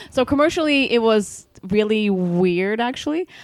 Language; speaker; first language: English; non-native, fluent; Swedish